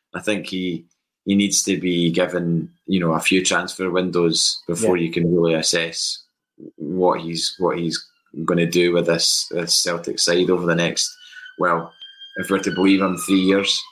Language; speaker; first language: English; native; English